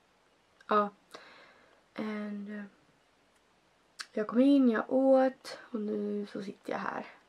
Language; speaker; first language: Swedish; early bilingual, other home language; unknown